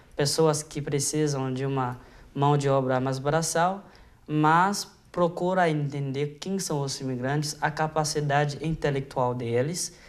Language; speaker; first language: Portuguese; non-native, fluent; Haitian Creole